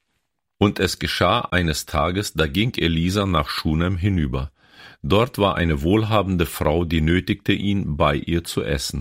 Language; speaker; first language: German; native; German